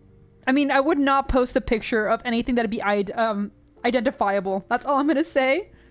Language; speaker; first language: English; native; English